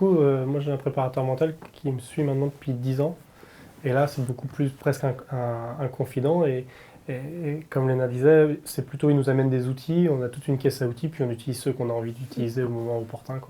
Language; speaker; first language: French; native; French